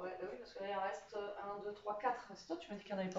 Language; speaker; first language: French; native; French